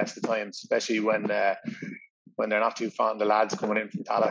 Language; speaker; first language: English; native; English